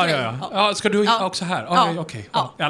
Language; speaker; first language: Swedish; native; Swedish